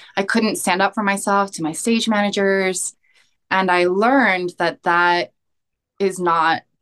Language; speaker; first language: English; early bilingual, other home language; Korean